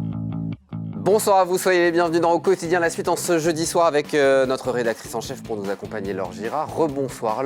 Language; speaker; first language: French; native; French